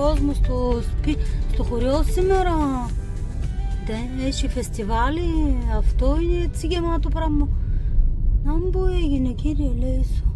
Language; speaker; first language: Greek; non-native, learner; Bulgarian